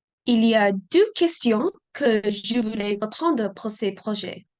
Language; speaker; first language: French; non-native, learner; English